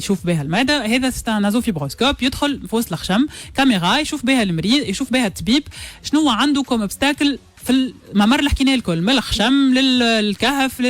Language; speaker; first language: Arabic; native; Arabic